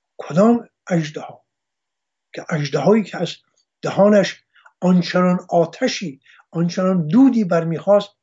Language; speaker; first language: Persian; non-native, local second language; Armenian